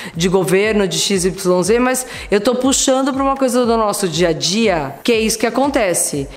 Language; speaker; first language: Portuguese; native; Portuguese